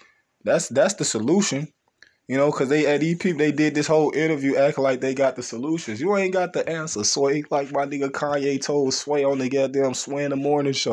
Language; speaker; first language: English; native; English